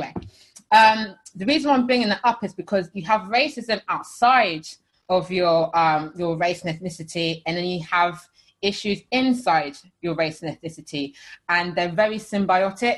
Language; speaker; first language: English; native; English